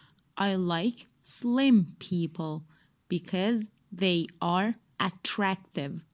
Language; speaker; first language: English; non-native, fluent; Persian